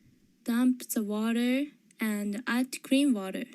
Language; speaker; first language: English; non-native, learner; Japanese